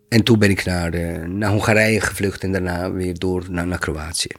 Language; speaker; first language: Dutch; non-native, fluent; Bosnian